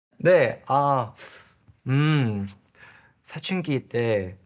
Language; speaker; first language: Korean; early bilingual, heritage; English